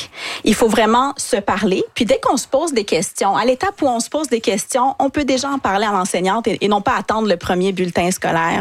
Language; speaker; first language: French; native; French